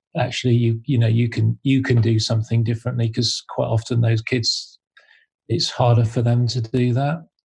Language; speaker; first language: English; native; English